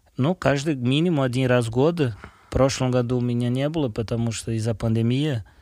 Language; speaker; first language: Russian; non-native, fluent; Portuguese